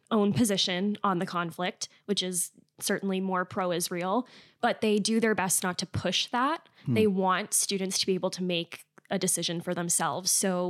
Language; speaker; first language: English; native; English